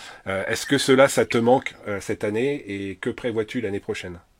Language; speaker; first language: French; native; French